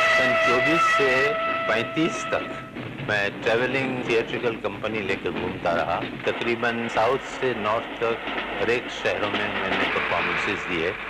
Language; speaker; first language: Urdu; non-native, local second language; Gujarati